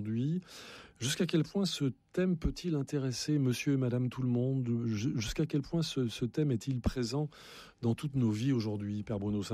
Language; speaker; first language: French; native; French